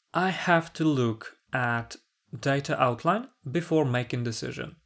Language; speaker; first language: English; non-native, fluent; Polish